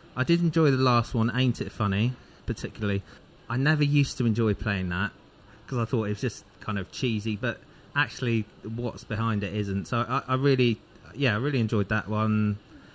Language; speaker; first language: English; native; English